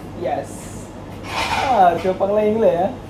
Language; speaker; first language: French; non-native, learner; Bangla